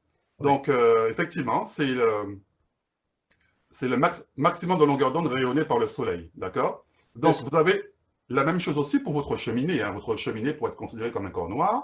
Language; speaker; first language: French; native; French